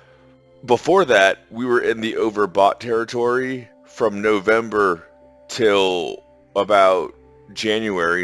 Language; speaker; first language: English; native; English